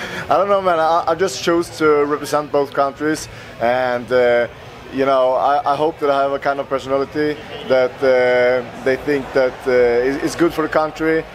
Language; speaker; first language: English; non-native, fluent; Swedish